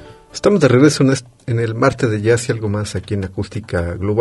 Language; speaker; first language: Spanish; native; Spanish